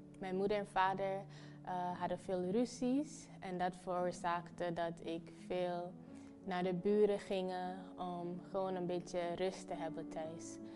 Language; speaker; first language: Dutch; non-native, local second language; Papiamento